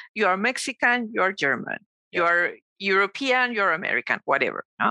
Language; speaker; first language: English; non-native, fluent; Spanish